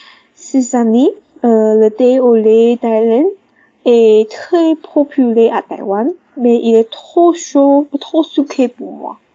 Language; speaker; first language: French; non-native, learner; Chinese